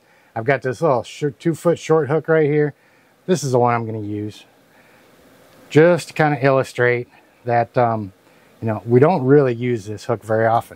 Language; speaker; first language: English; native; English